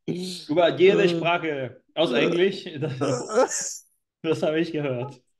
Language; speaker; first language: German; non-native, learner; Spanish